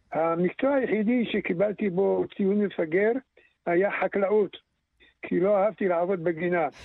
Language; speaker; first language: Hebrew; early bilingual, other home language; Arabic